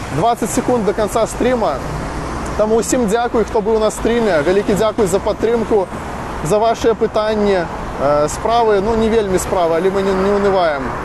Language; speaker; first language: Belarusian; non-native, local second language; Russian